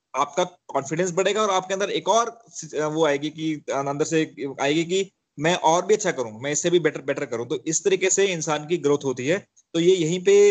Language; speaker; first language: Hindi; native; Hindi